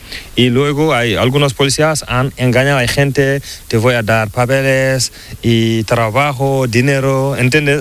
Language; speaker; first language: Spanish; non-native, learner; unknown